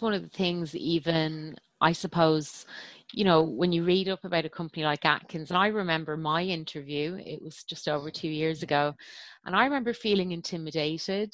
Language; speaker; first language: English; native; English